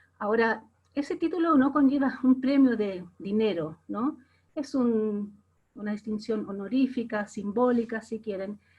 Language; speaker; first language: Spanish; non-native, fluent; German